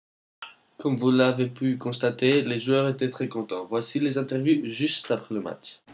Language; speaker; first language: French; non-native, learner; Spanish